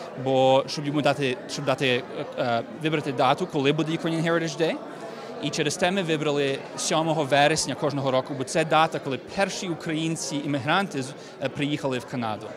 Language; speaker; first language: Ukrainian; early bilingual, heritage; Ukrainian